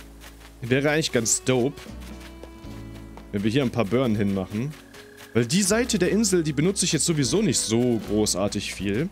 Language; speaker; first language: German; native; German